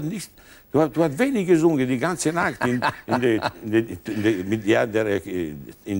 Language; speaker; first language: German; non-native, learner; Italian